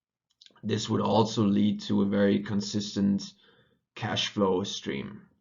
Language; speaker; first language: English; non-native, fluent; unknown